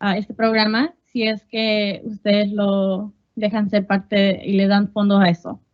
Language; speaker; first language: Spanish; early bilingual, other home language; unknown